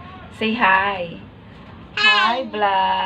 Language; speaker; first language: Filipino; native; Filipino